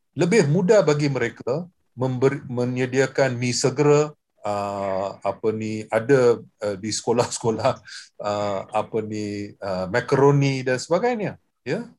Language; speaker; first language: Malay; non-native, local second language; English